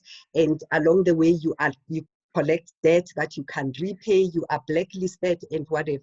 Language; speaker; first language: English; non-native, local second language; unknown